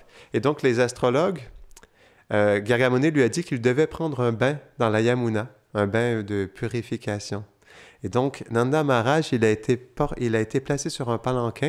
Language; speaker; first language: French; native; French